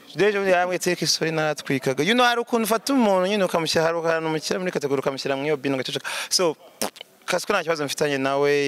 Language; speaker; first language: Kinyarwanda; early bilingual, heritage; Kinyarwanda